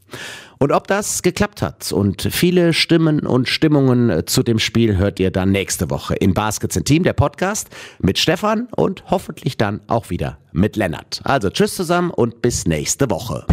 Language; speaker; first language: German; native; German